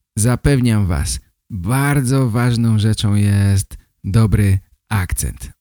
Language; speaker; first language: Polish; native; Polish